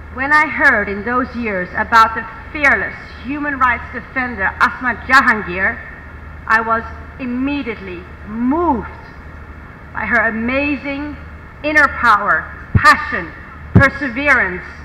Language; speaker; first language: English; non-native, fluent; Dutch